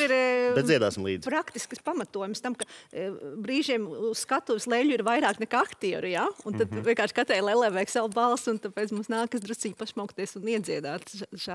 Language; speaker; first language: Latvian; native; Latvian